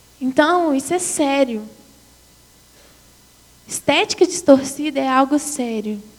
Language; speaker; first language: Portuguese; native; Portuguese